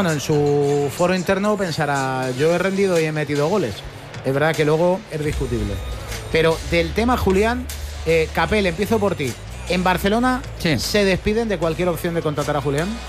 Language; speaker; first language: Spanish; native; Spanish